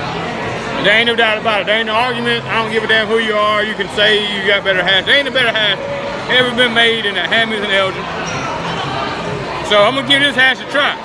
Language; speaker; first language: English; native; English